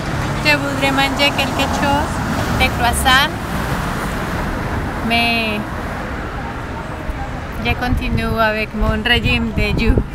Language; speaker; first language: French; non-native, learner; Spanish